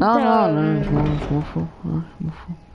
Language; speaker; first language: French; native; French